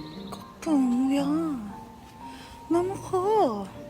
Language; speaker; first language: Korean; non-native, learner; Filipino